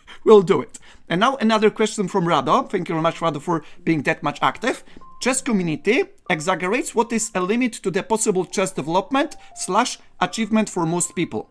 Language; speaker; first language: English; non-native, fluent; Polish